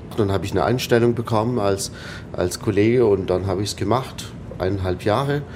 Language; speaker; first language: German; non-native, fluent; Arabic